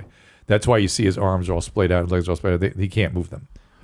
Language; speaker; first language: English; native; English